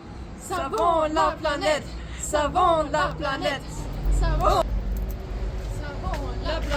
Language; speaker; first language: French; non-native, learner; German